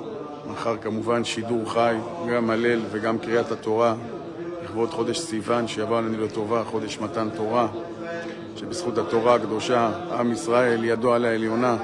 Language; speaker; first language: Hebrew; native; Hebrew